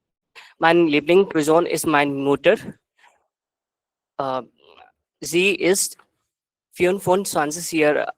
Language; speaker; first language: German; non-native, learner; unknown